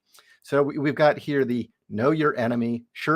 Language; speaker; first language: English; native; English